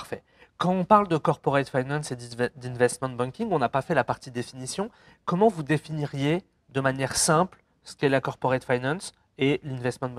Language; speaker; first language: French; native; French